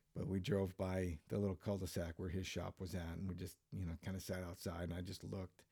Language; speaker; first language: English; native; English